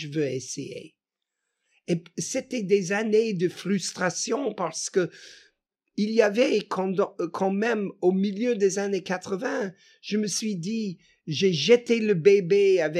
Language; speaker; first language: French; non-native, fluent; English